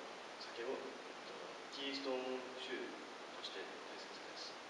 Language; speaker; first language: Japanese; non-native, fluent; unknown